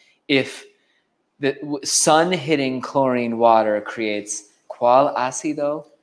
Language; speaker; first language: Spanish; non-native, fluent; English